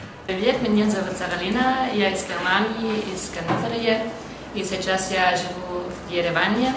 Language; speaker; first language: Russian; non-native, learner; German